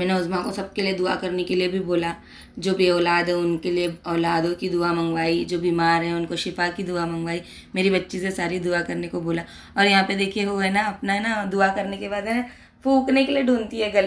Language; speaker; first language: Hindi; native; Hindi